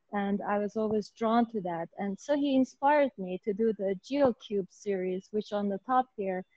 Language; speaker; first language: English; native; English